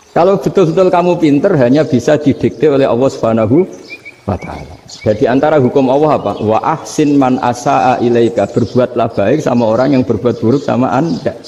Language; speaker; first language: Indonesian; non-native, local second language; Javanese